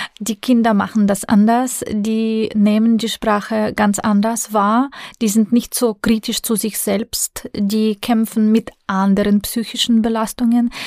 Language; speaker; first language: German; non-native, fluent; Russian